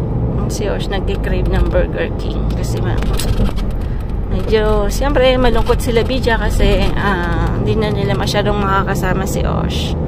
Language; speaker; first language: Filipino; native; Filipino